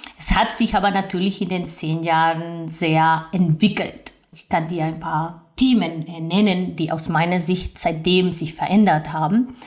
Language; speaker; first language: German; non-native, fluent; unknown